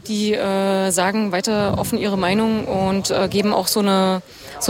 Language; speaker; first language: German; native; German